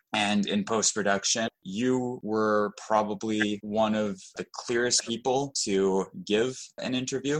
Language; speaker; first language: English; native; English